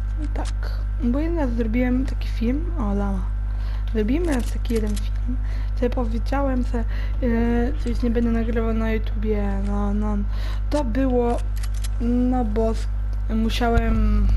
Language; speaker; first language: Polish; early bilingual, heritage; German